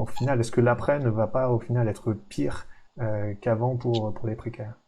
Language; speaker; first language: French; native; French